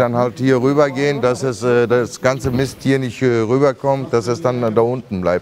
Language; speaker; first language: German; non-native, fluent; Turkish